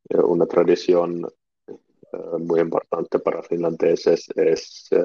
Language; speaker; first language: Spanish; non-native, learner; Finnish